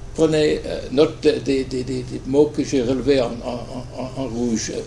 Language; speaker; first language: French; non-native, fluent; English